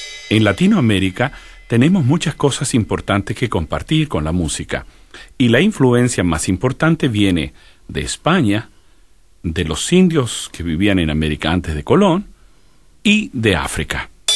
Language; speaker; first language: Spanish; native; Spanish